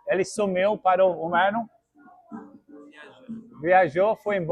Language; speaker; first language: Portuguese; non-native, learner; English